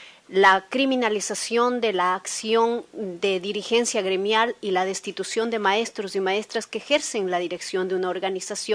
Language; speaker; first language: Spanish; native; Spanish